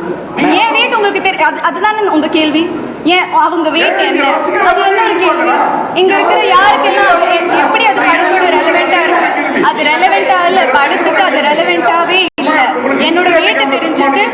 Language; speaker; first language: Tamil; non-native, fluent; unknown